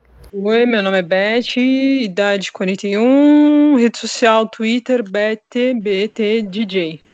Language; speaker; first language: Portuguese; native; Portuguese